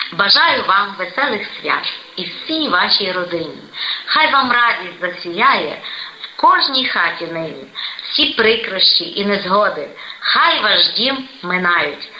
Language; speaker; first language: Ukrainian; native; Ukrainian